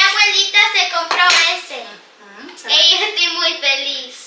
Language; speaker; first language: Spanish; early bilingual, heritage; Spanish